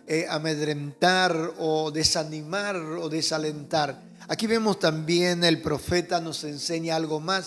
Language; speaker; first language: Spanish; native; Spanish